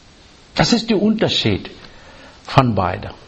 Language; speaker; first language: German; non-native, learner; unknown